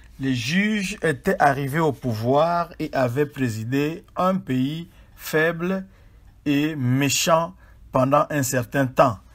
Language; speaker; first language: French; non-native, local second language; Swahili